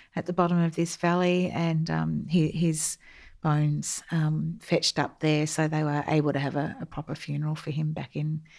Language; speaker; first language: English; native; English